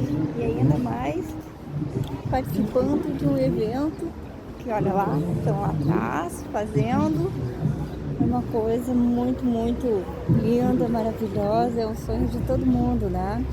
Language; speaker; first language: Portuguese; native; Portuguese